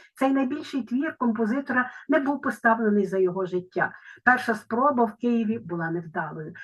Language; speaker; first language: Ukrainian; native; Ukrainian